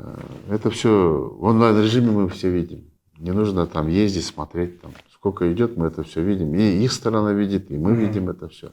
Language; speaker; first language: Russian; non-native, local second language; Kyrgyz